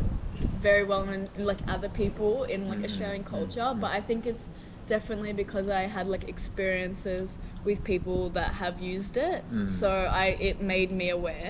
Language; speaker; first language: English; non-native, fluent; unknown